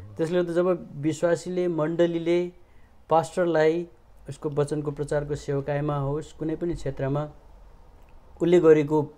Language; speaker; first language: Nepali; native; Nepali